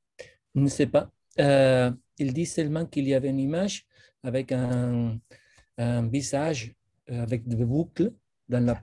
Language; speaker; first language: French; non-native, fluent; Spanish